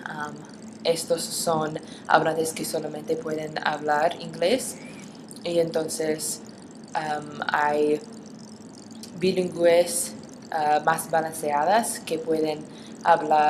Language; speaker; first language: Spanish; non-native, learner; English